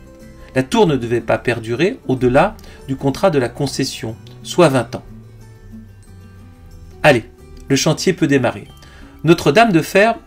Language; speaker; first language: French; native; French